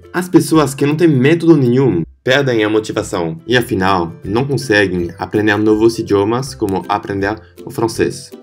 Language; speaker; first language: Portuguese; non-native, fluent; French